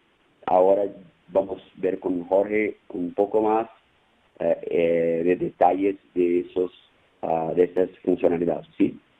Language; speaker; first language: Spanish; non-native, fluent; Portuguese